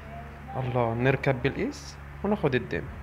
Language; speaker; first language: Arabic; native; Arabic